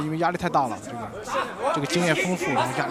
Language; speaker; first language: Chinese; native; Chinese